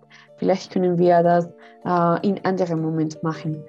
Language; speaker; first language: German; non-native, learner; Spanish